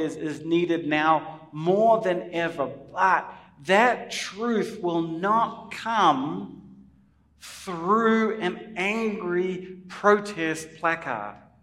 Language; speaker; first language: English; native; English